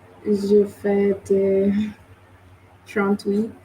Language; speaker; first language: French; non-native, learner; English